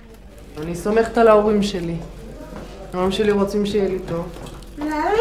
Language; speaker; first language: Hebrew; non-native, local second language; Yiddish